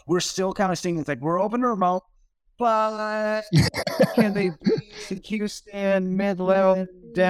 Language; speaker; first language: English; native; English